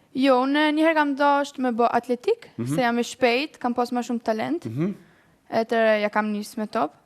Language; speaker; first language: Albanian; early bilingual, heritage; Albanian